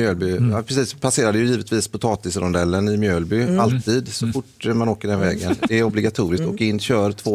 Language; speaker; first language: Swedish; native; Swedish